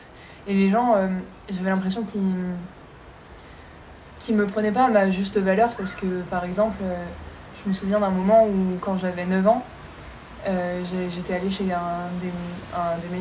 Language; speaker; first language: French; native; French